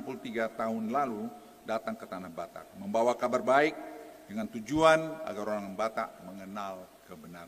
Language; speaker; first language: Indonesian; native; Indonesian